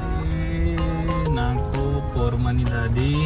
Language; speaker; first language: Filipino; non-native, learner; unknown